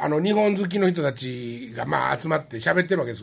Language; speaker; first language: Japanese; native; Japanese